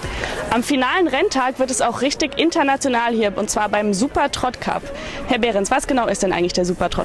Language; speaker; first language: German; native; German